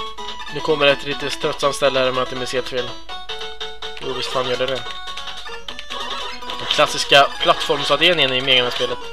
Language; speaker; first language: Swedish; native; Swedish